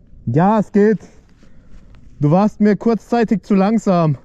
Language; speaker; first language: German; native; German